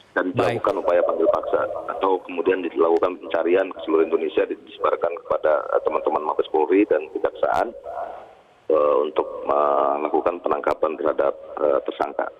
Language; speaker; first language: Indonesian; native; Indonesian